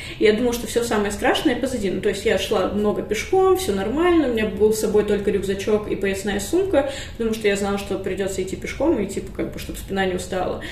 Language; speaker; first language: Russian; native; Russian